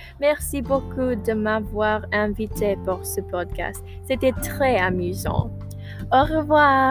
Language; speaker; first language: French; non-native, learner; English